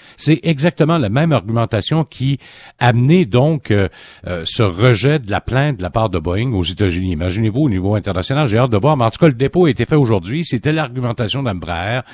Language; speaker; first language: French; native; French